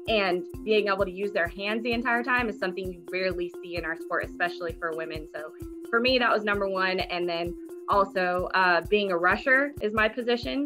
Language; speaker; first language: English; native; English